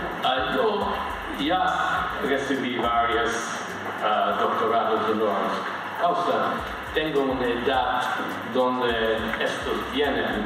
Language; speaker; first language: Spanish; non-native, fluent; German